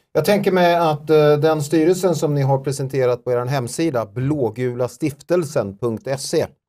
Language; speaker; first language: Swedish; native; Swedish